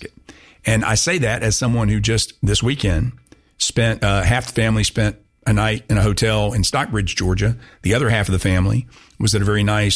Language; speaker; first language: English; native; English